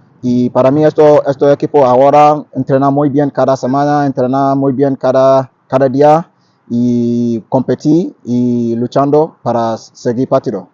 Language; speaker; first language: Spanish; non-native, learner; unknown